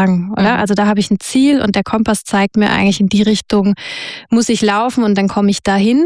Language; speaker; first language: German; native; German